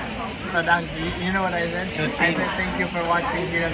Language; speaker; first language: English; non-native, fluent; Vietnamese